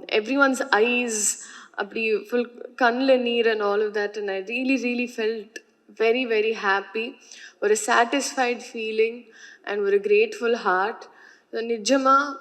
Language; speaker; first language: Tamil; non-native, learner; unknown